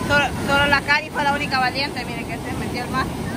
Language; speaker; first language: Spanish; native; Spanish